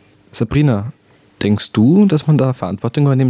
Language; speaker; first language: German; native; German